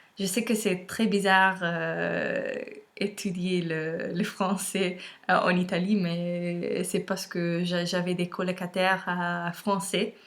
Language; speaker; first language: French; non-native, learner; English